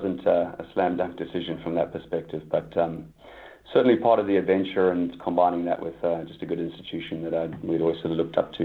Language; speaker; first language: English; native; English